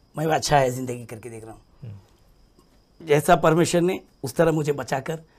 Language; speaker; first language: Hindi; native; Hindi